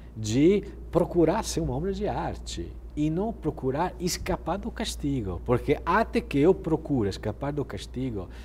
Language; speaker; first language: Portuguese; non-native, fluent; Italian